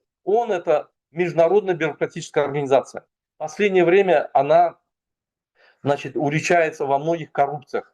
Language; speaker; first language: Russian; non-native, local second language; Turkmen